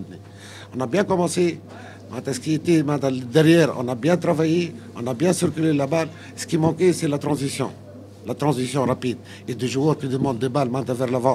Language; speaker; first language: French; non-native, local second language; Arabic